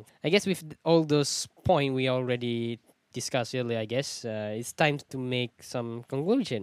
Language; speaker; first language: English; non-native, local second language; Malay